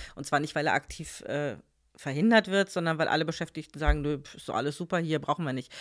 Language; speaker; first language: German; native; German